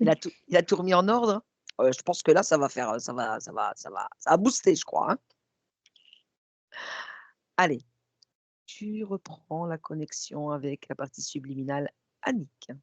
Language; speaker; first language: French; native; French